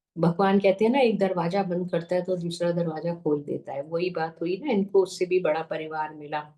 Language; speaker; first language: Hindi; native; Hindi